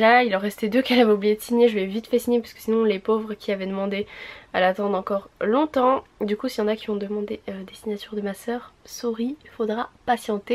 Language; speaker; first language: French; native; French